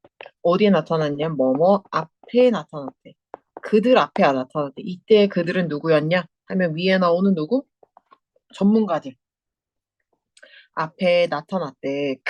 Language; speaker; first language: Korean; native; Korean